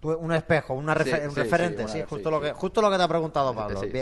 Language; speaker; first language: Spanish; native; Spanish